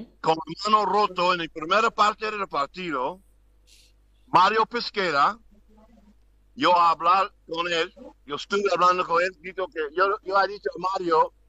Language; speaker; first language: Spanish; non-native, learner; English